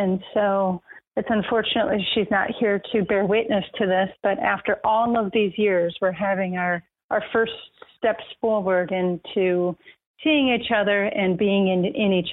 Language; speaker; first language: English; native; English